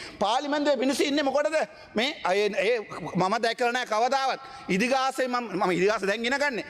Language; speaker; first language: Sinhala; non-native, local second language; Tamil